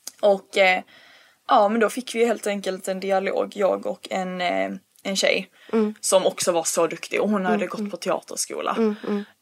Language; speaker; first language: Swedish; early bilingual, other home language; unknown